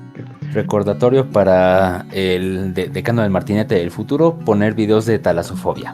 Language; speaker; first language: Spanish; native; Spanish